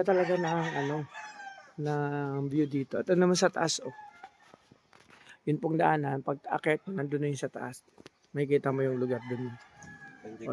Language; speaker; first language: Filipino; non-native, local second language; Cebuano